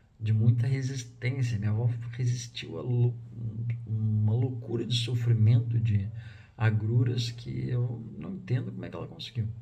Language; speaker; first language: Portuguese; native; Portuguese